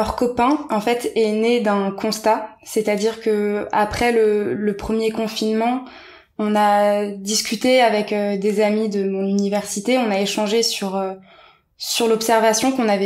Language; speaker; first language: French; native; French